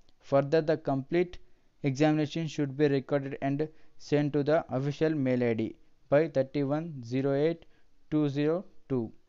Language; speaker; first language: English; non-native, local second language; Telugu